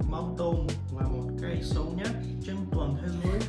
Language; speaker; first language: Vietnamese; non-native, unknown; Russian